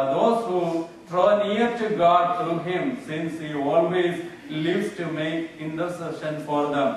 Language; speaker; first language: English; non-native, local second language; Malayalam